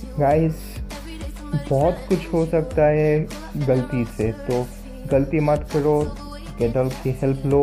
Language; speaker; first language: Hindi; non-native, learner; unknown